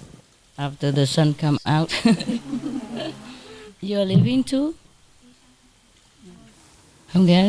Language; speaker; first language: English; non-native, fluent; Vietnamese